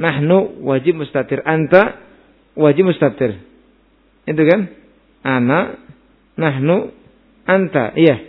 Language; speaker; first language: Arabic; non-native, fluent; Indonesian